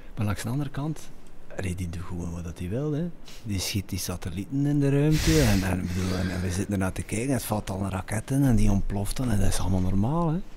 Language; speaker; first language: Dutch; native; Dutch